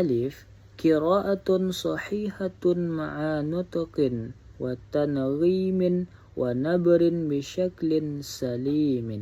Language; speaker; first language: Arabic; non-native, learner; Indonesian